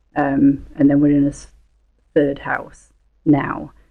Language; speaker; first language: English; native; English